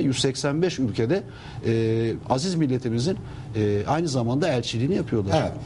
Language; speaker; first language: Turkish; native; Turkish